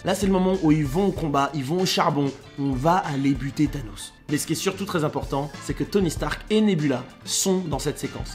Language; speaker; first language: French; native; French